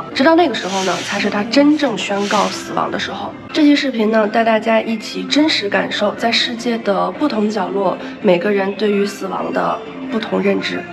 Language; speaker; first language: Chinese; native; Chinese